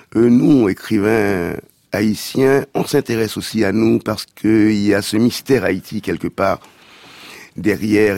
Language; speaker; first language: French; non-native, local second language; Haitian Creole